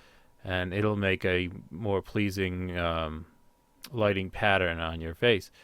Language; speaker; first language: English; native; English